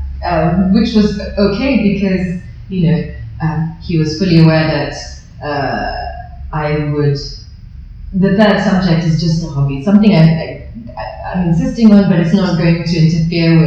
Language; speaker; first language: English; native; English